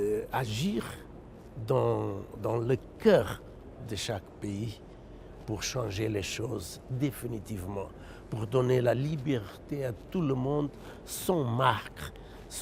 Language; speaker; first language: French; non-native, fluent; Portuguese